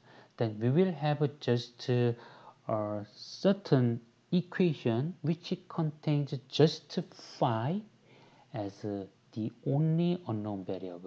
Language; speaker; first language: English; non-native, fluent; Korean